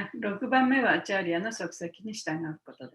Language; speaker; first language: Japanese; native; Japanese